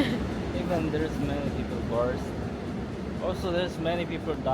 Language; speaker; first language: English; non-native, learner; Korean